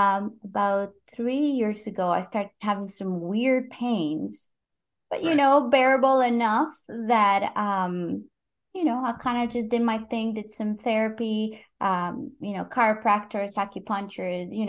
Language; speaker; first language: English; non-native, fluent; Spanish